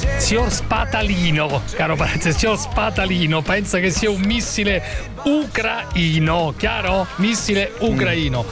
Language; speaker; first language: Italian; native; Italian